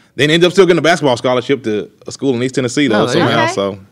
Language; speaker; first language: English; native; English